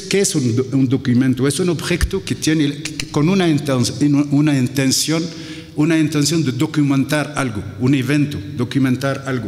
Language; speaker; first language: Spanish; non-native, fluent; Arabic